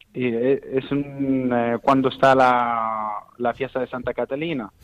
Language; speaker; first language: Spanish; non-native, learner; Arabic